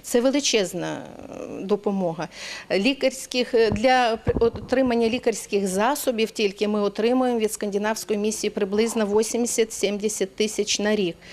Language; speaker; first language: Ukrainian; native; Ukrainian